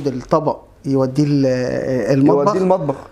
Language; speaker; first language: Arabic; native; Arabic